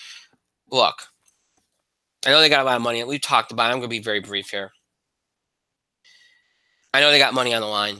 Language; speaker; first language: English; native; English